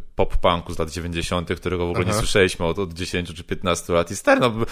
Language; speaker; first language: Polish; native; Polish